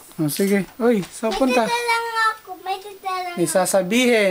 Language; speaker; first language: Filipino; native; Filipino